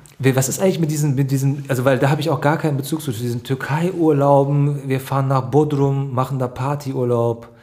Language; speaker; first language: German; early bilingual, other home language; Turkish